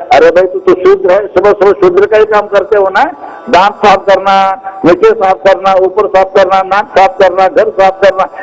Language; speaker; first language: Hindi; non-native, local second language; Kannada